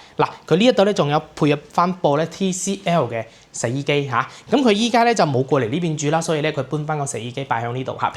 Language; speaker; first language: Cantonese; native; Cantonese